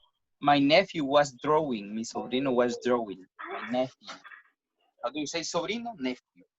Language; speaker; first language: English; non-native, fluent; Spanish